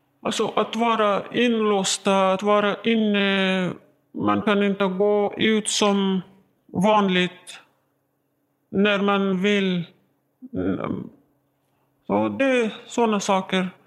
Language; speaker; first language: Swedish; non-native, learner; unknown